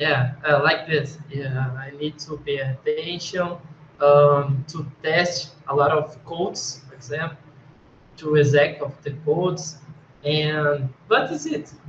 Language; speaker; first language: English; non-native, learner; Portuguese